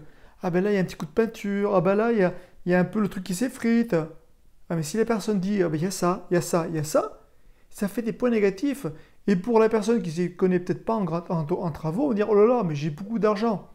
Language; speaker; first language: French; native; French